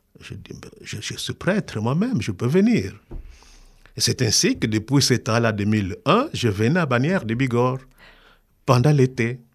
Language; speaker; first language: French; non-native, local second language; Kongo